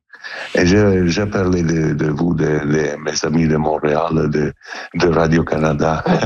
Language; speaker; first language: French; non-native, learner; Italian